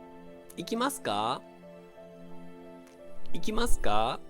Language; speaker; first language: Japanese; non-native, fluent; Portuguese